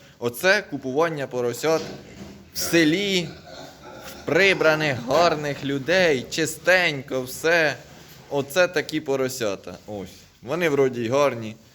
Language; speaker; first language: Ukrainian; native; Ukrainian